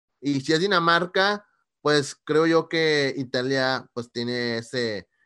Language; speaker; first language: Spanish; native; Spanish